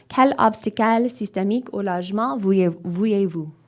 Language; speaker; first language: French; non-native, learner; English